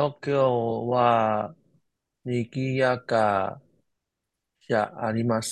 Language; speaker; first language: Japanese; non-native, learner; Chinese